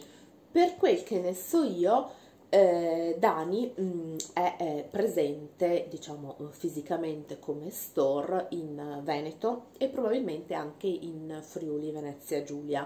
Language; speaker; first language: Italian; native; Italian